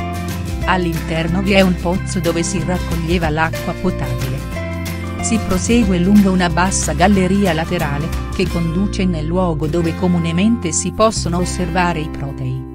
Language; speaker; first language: Italian; native; Italian